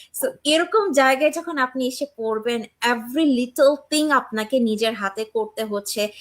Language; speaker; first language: Bangla; early bilingual, heritage; Bangla